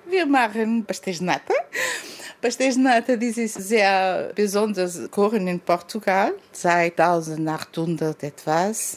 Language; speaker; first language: German; non-native, learner; Portuguese